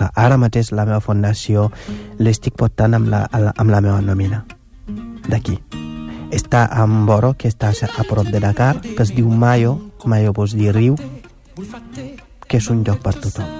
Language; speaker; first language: Catalan; non-native, fluent; Wolof